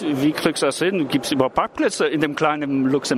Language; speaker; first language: German; native; German